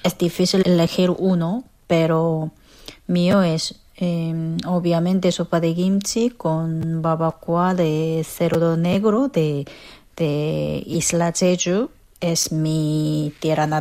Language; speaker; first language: Spanish; non-native, fluent; Korean